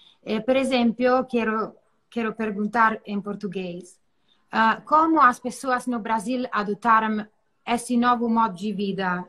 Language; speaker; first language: Portuguese; non-native, learner; Italian